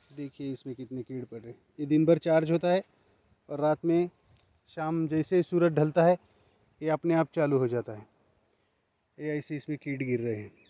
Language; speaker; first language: Hindi; non-native, local second language; Marathi